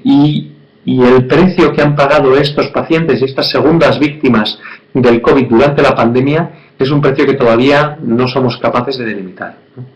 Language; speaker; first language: Spanish; native; Spanish